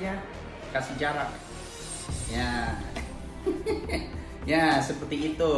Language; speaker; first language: Indonesian; non-native, learner; English